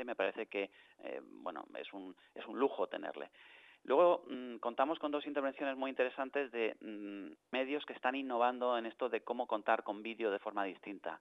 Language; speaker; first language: Spanish; native; Spanish